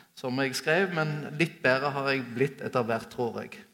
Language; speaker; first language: Norwegian; native; Norwegian